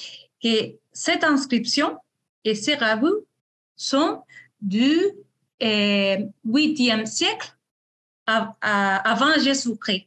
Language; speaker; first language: French; non-native, fluent; Spanish